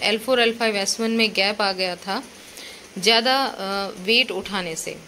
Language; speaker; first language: Hindi; native; Hindi